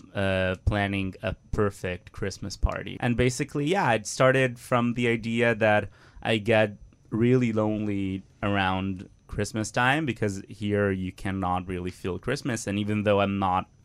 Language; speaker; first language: English; non-native, fluent; Italian